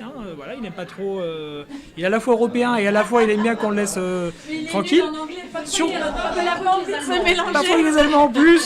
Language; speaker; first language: French; native; French